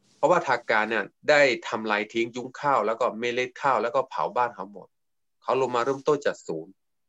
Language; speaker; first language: Thai; non-native, local second language; S'gaw Karen